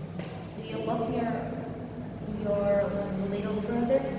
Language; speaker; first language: English; non-native, fluent; Indonesian